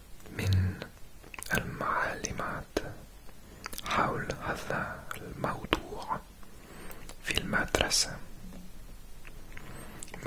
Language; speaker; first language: Arabic; non-native, learner; English